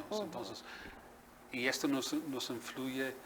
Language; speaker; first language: Spanish; non-native, fluent; English